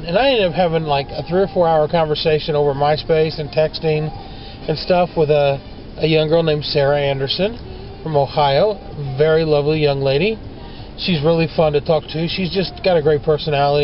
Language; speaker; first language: English; native; English